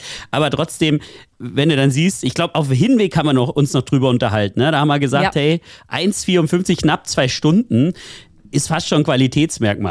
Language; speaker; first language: German; native; German